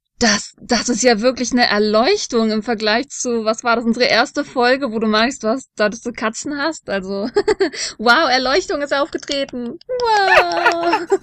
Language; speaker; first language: German; native; German